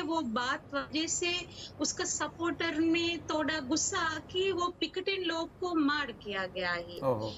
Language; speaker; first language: Hindi; non-native, learner; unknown